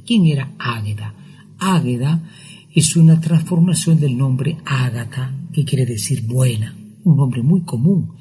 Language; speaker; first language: Spanish; native; Spanish